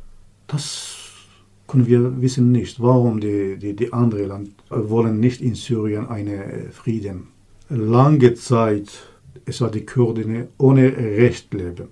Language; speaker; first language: German; non-native, learner; Kurdish